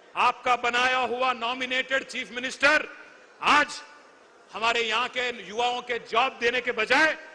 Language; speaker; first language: Hindi; non-native, local second language; Telugu